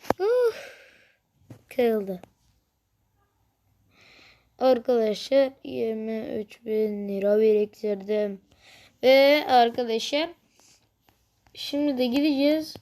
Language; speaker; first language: Turkish; native; Turkish